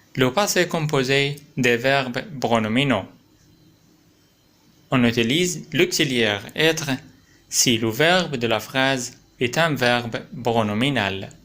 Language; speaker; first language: French; non-native, local second language; Arabic